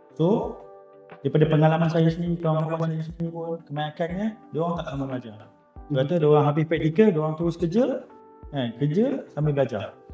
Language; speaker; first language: Malay; native; Malay